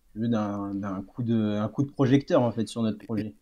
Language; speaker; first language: French; native; French